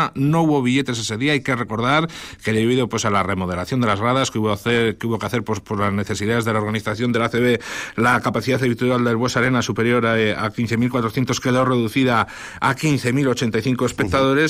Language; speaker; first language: Spanish; native; Spanish